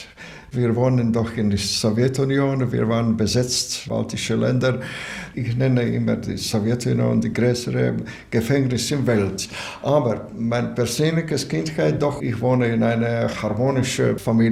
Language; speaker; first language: German; non-native, fluent; Latvian